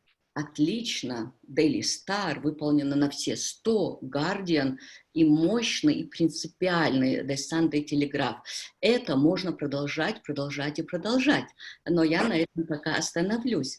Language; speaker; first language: Russian; native; Russian